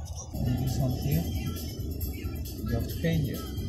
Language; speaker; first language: English; non-native, learner; Greek